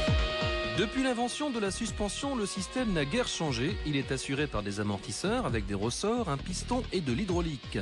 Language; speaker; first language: French; native; French